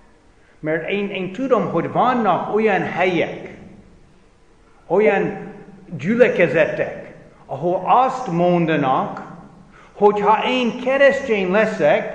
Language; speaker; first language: Hungarian; non-native, fluent; English